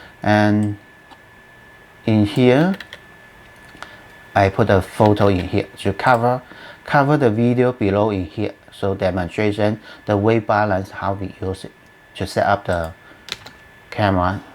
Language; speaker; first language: English; non-native, learner; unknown